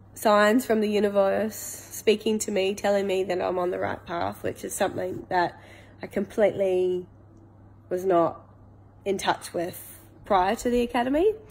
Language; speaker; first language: English; native; English